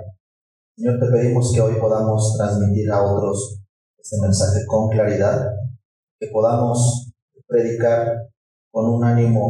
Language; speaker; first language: Spanish; native; Spanish